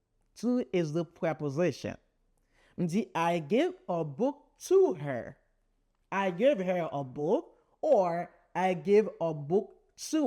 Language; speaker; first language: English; non-native, learner; Haitian Creole